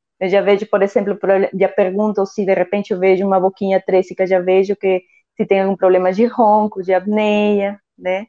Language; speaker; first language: Portuguese; non-native, fluent; Spanish